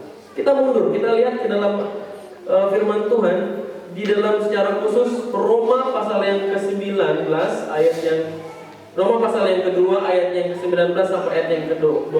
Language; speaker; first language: Indonesian; native; Indonesian